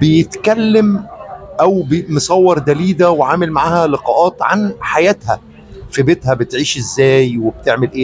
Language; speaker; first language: Arabic; native; Arabic